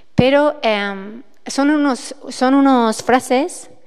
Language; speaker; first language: Spanish; non-native, fluent; English